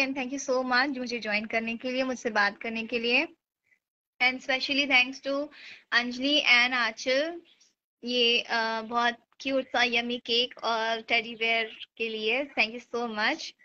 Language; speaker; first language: Hindi; native; Hindi